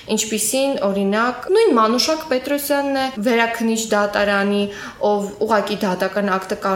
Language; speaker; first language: Armenian; native; Armenian